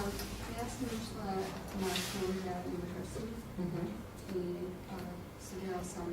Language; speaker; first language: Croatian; non-native, learner; English